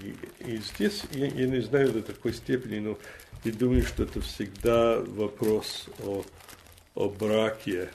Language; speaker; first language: Russian; non-native, fluent; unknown